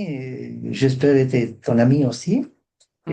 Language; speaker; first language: French; non-native, fluent; Spanish